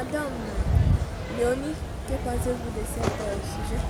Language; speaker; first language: French; non-native, fluent; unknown